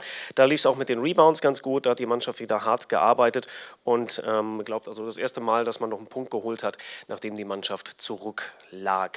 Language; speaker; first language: German; native; German